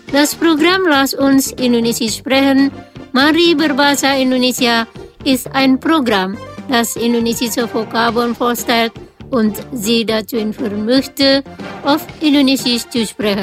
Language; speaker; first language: German; non-native, fluent; Indonesian